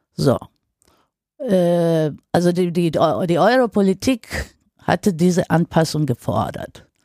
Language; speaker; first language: German; non-native, fluent; Greek